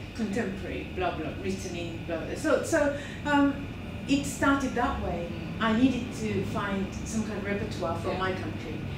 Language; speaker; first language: English; non-native, fluent; Japanese